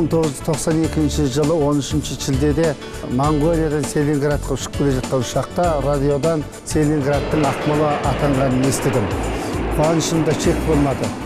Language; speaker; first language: Kazakh; early bilingual, heritage; Kazakh